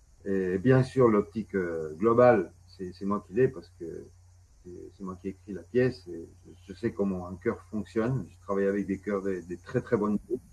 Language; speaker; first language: French; non-native, fluent; Spanish